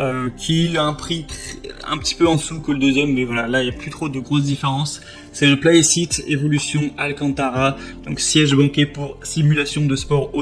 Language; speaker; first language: French; native; French